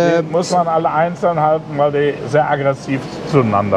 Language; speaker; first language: German; native; German